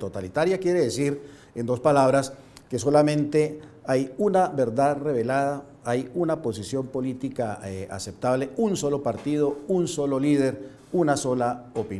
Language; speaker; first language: Spanish; native; Spanish